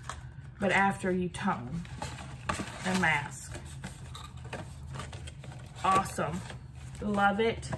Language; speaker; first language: English; native; English